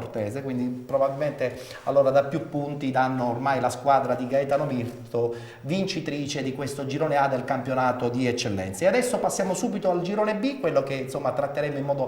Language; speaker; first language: Italian; native; Italian